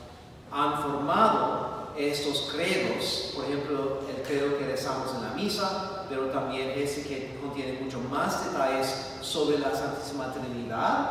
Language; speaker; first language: Spanish; non-native, fluent; English